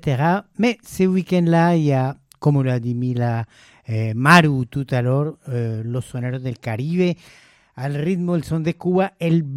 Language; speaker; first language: French; non-native, fluent; Spanish